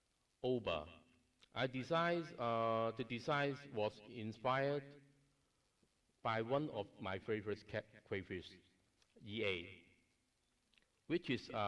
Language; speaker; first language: English; non-native, learner; Cantonese